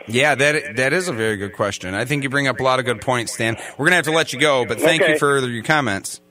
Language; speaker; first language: English; native; English